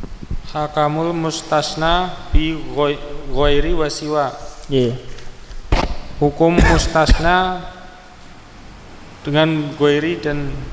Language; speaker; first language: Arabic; non-native, learner; Indonesian